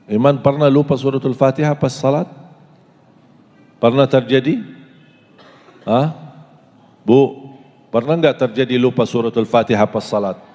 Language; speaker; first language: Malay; non-native, fluent; Arabic